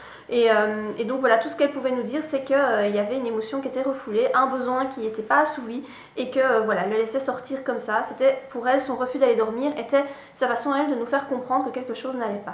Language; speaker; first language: French; native; French